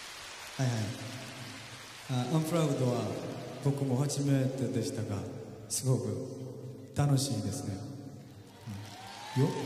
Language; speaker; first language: Japanese; non-native, fluent; Korean